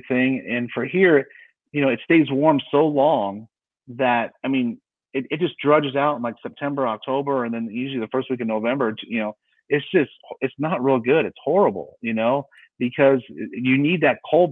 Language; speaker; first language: English; native; English